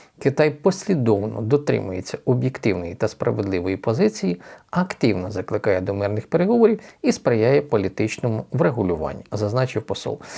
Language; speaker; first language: Ukrainian; native; Ukrainian